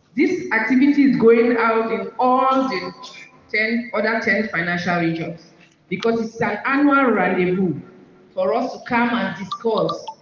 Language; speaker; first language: English; native; English